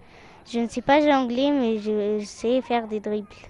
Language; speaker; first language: French; non-native, fluent; Arabic